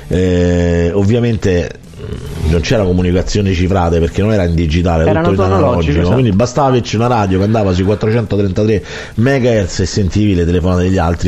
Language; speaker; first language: Italian; native; Italian